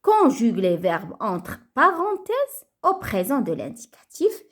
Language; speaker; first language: French; non-native, local second language; Arabic